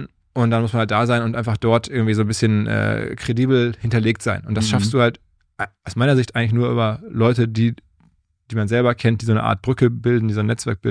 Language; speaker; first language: German; native; German